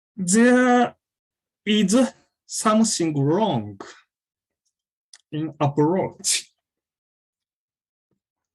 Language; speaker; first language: English; non-native, fluent; Japanese